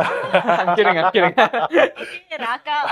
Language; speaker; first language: Telugu; native; Telugu